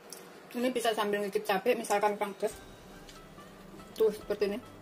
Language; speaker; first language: Indonesian; native; Indonesian